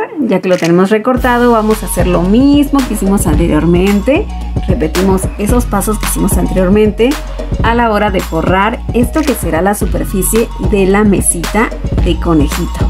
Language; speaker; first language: Spanish; native; Spanish